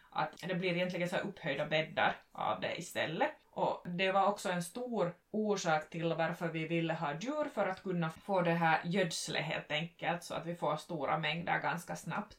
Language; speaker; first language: Swedish; native; Swedish